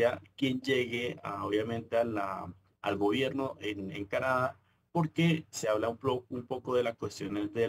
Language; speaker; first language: Spanish; native; Spanish